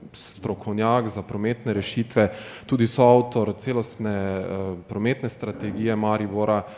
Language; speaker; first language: Slovenian; native; Slovenian